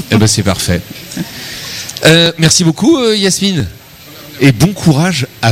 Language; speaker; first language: French; native; French